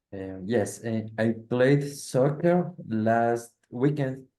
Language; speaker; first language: English; non-native, learner; Spanish